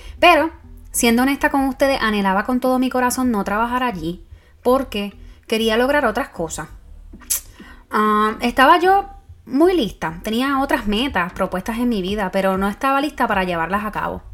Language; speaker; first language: Spanish; native; Spanish